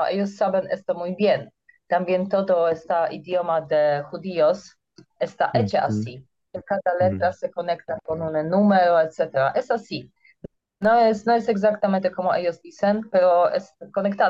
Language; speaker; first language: Spanish; non-native, learner; Polish